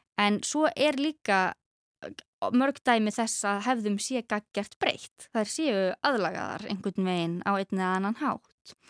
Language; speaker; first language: Icelandic; native; Icelandic